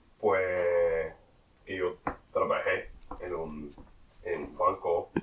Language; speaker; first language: Spanish; non-native, learner; English